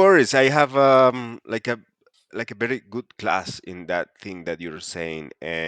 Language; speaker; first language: English; non-native, fluent; Spanish